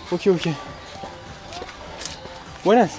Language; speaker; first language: Spanish; non-native, learner; French